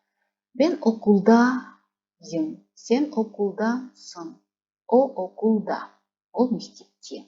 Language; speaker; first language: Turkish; non-native, fluent; Kazakh